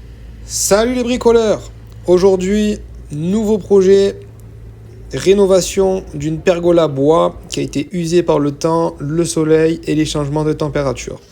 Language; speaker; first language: French; native; French